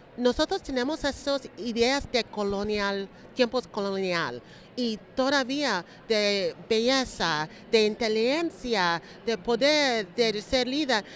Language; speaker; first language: Spanish; early bilingual, heritage; Spanish